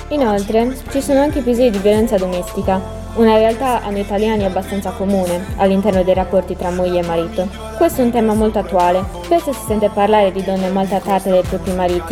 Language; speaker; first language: Italian; native; Italian